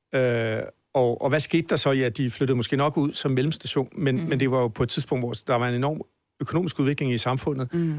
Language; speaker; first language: Danish; native; Danish